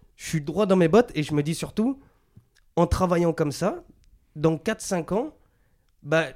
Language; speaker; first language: French; native; French